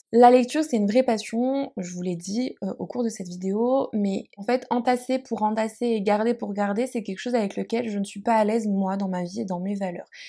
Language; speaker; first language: French; native; French